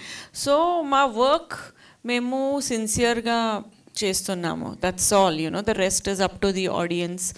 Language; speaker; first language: Telugu; non-native, fluent; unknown